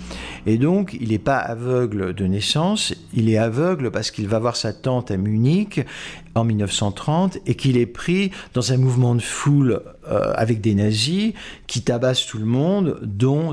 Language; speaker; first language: French; native; French